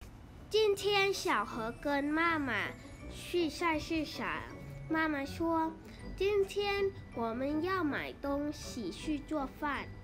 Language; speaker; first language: Chinese; non-native, learner; English